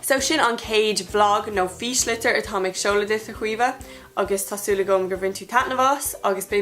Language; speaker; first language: Irish; non-native, local second language; English